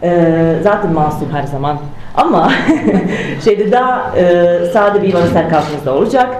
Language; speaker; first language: Turkish; non-native, fluent; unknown